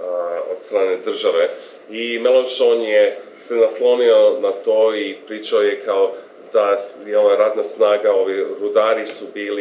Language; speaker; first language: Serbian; non-native, fluent; English